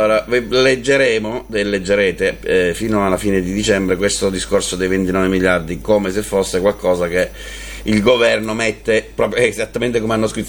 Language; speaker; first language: Italian; native; Italian